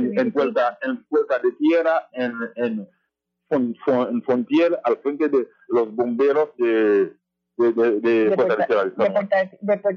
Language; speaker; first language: Spanish; non-native, fluent; Haitian Creole